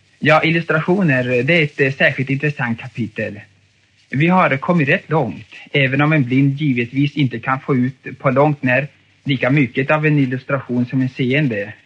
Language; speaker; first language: Swedish; native; Swedish